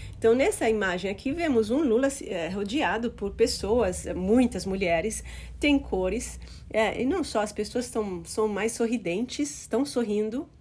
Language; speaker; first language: Portuguese; non-native, fluent; Italian